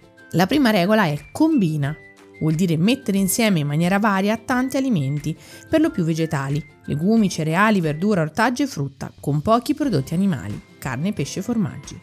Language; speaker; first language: Italian; native; Italian